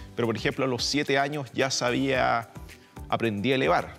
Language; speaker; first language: Spanish; native; Spanish